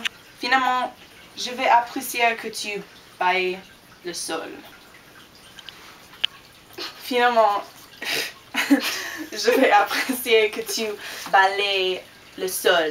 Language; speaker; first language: French; non-native, learner; English